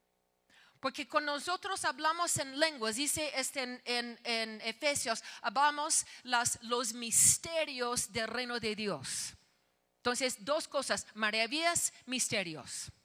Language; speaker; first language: Spanish; non-native, fluent; English